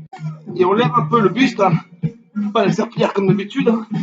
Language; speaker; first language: French; native; French